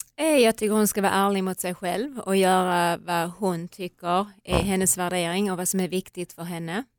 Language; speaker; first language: Swedish; native; Swedish